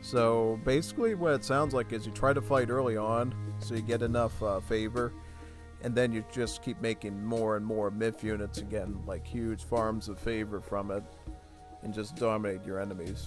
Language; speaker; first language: English; native; English